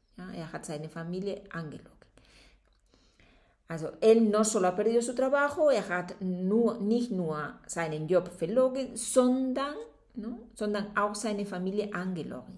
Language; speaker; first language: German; non-native, fluent; Spanish